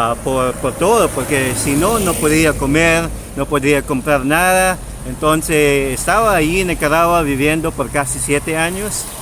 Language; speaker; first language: Spanish; non-native, fluent; Filipino